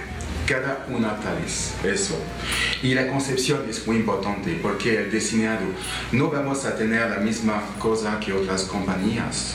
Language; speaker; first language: Spanish; non-native, learner; French